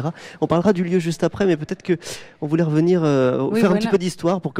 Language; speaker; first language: French; native; French